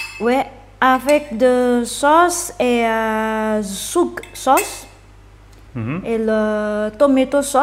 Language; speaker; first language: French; non-native, learner; Indonesian